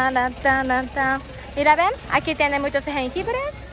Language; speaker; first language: Spanish; non-native, learner; Japanese